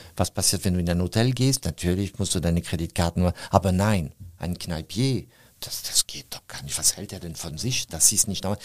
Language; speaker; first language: German; non-native, fluent; French